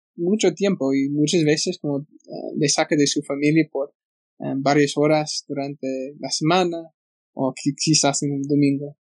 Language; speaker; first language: Spanish; non-native, fluent; English